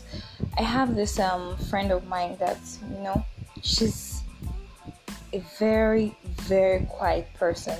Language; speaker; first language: English; non-native, local second language; Yoruba